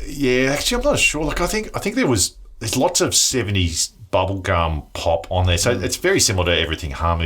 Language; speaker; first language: English; native; English